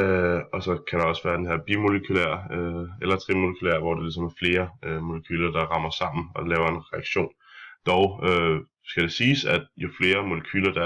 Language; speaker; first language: Danish; native; Danish